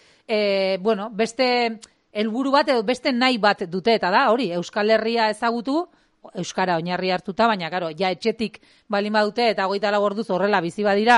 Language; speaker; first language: Basque; native; Basque